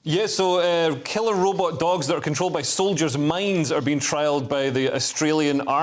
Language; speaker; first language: English; native; English